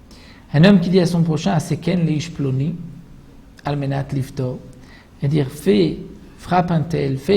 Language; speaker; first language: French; native; French